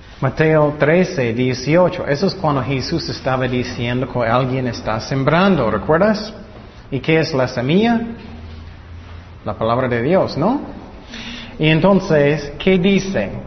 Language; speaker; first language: Spanish; non-native, fluent; English